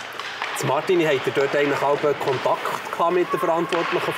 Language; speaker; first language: German; native; German